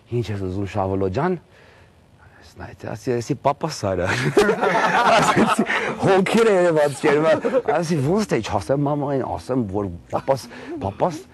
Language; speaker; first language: Armenian; early bilingual, heritage; Armenian